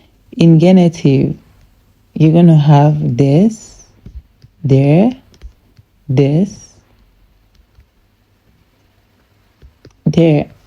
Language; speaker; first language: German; non-native, fluent; English